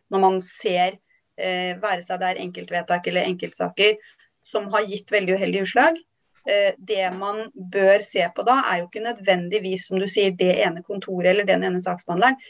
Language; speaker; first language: Norwegian; native; Norwegian